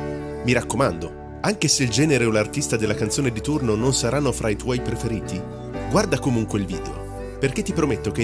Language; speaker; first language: Italian; native; Italian